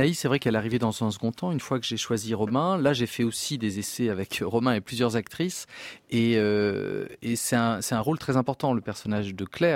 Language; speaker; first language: French; native; French